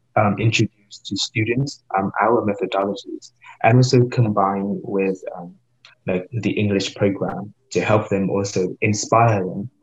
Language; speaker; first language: English; non-native, fluent; Vietnamese